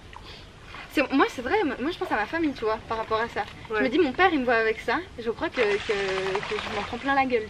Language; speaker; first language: French; native; French